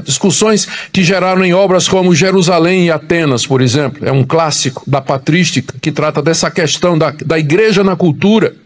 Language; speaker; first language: Portuguese; native; Portuguese